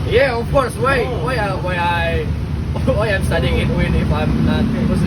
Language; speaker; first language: English; non-native, learner; Indonesian